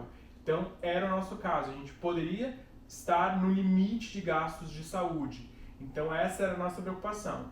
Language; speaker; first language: Portuguese; native; Portuguese